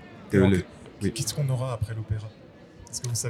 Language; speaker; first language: French; native; French